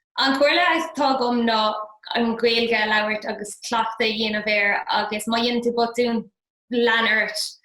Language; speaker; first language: Irish; non-native, local second language; English